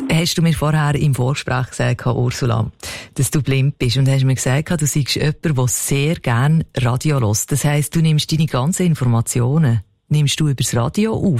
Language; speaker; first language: German; native; German